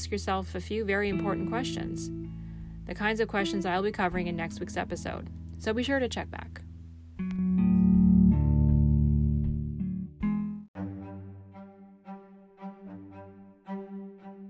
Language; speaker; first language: English; native; English